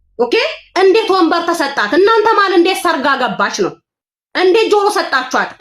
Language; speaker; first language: Amharic; non-native, local second language; Oromo